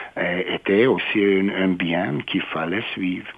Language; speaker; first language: French; non-native, fluent; Hungarian